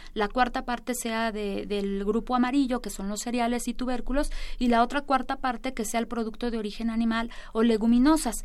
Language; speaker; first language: Spanish; native; Spanish